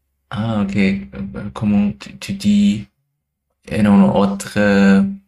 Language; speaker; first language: French; non-native, learner; German